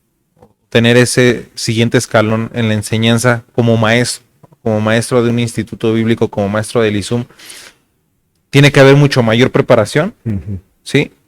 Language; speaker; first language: Spanish; native; Spanish